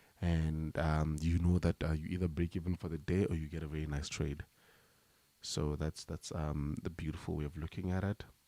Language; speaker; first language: English; native; English